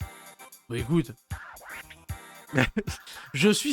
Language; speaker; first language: French; native; French